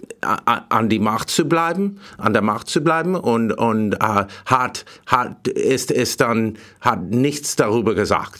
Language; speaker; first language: German; non-native, learner; English